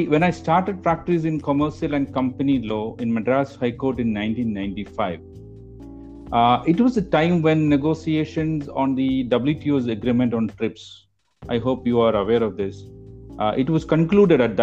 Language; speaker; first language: English; non-native, local second language; Malayalam